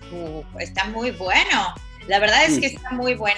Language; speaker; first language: Spanish; native; Spanish